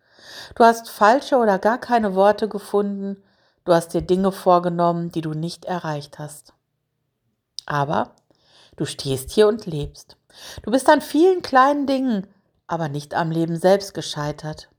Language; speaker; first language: German; native; German